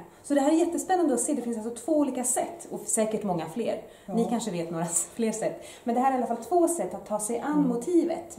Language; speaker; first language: Swedish; early bilingual, other home language; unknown